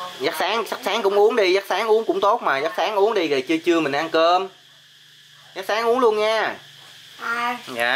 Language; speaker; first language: Vietnamese; native; Vietnamese